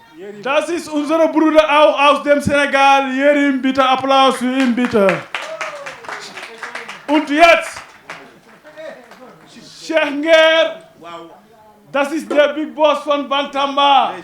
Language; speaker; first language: German; non-native, fluent; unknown